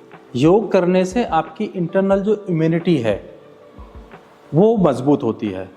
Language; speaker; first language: Hindi; native; Hindi